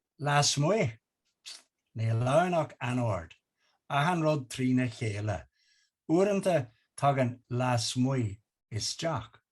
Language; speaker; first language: Irish; non-native, local second language; English